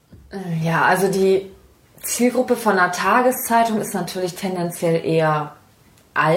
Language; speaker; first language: German; native; German